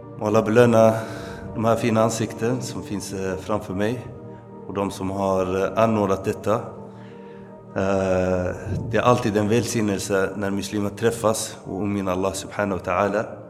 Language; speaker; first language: Swedish; early bilingual, other home language; Arabic